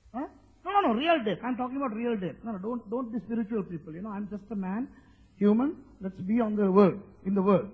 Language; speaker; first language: English; non-native, local second language; Sinhala